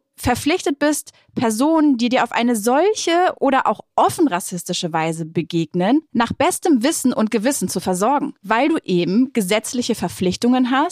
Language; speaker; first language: German; native; German